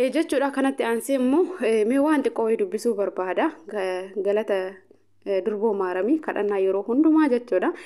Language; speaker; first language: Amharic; non-native, local second language; Oromo